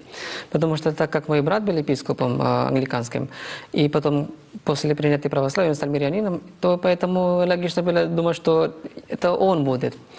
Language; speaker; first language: Russian; non-native, fluent; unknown